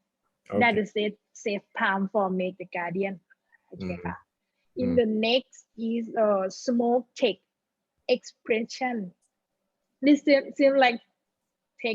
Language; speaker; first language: English; non-native, learner; Thai